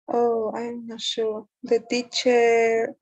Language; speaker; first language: English; non-native, learner; Spanish